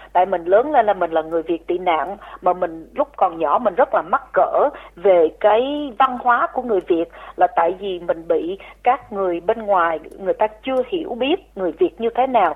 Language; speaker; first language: Vietnamese; early bilingual, heritage; Vietnamese